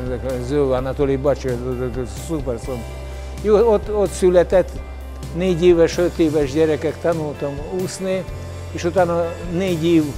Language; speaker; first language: Hungarian; non-native, learner; Russian